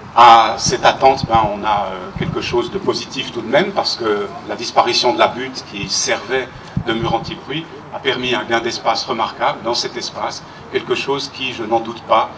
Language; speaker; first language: French; native; French